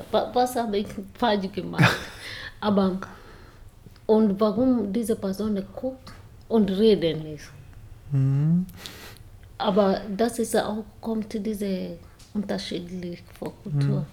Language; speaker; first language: German; non-native, learner; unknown